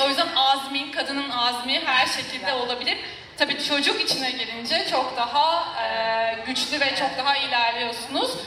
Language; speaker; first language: Turkish; native; Turkish